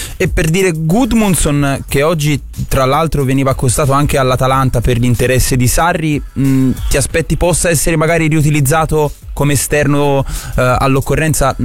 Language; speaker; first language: Italian; native; Italian